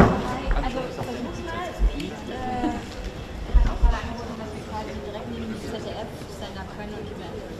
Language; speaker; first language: German; native; German